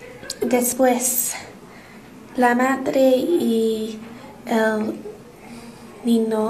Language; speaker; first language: Spanish; non-native, learner; English